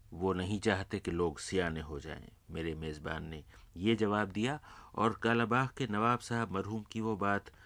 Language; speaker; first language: Urdu; native; Urdu